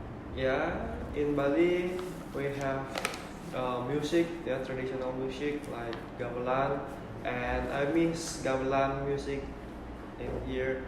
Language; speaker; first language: English; non-native, learner; Indonesian